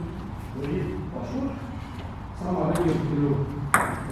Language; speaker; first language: Hebrew; non-native, learner; Russian